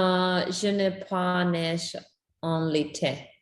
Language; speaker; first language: French; non-native, learner; English